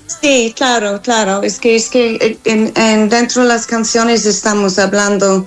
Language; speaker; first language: Spanish; non-native, learner; English